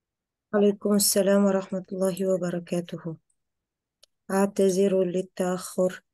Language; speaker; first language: Arabic; non-native, fluent; Uzbek